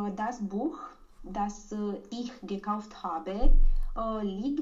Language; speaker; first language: German; non-native, learner; Romanian